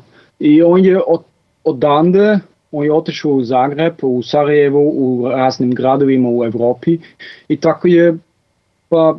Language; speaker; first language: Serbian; non-native, fluent; Dutch